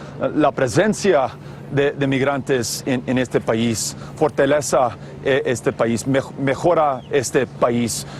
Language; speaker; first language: Spanish; non-native, fluent; English